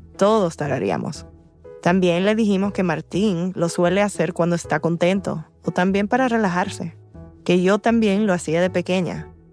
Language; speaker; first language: Spanish; early bilingual, heritage; Spanish